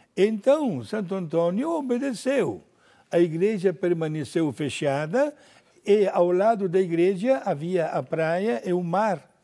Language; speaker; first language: Portuguese; non-native, fluent; Italian